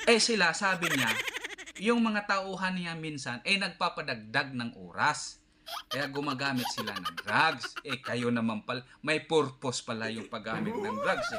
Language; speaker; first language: Filipino; non-native, local second language; Cebuano